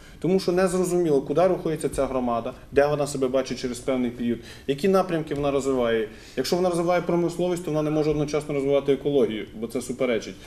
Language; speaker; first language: Ukrainian; native; Ukrainian